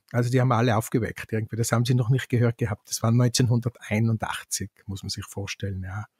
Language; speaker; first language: German; native; German